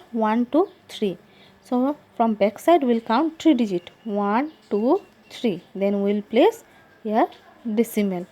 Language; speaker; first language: English; non-native, local second language; Assamese